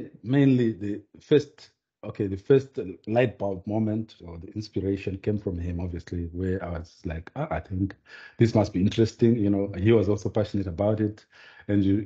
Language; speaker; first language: English; non-native, local second language; Shona